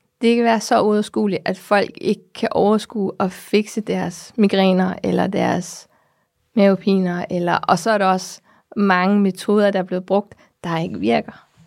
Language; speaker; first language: Danish; early bilingual, heritage; Danish